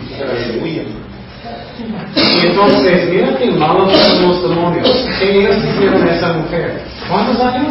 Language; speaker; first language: Spanish; non-native, fluent; English